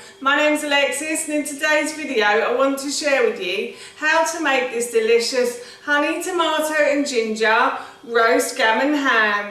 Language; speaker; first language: English; native; English